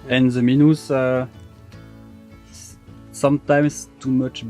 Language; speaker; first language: English; non-native, learner; French